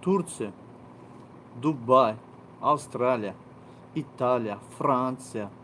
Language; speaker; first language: Russian; non-native, local second language; Tajik